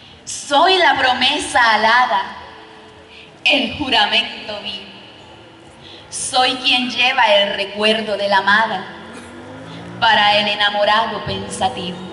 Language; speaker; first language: Spanish; native; Spanish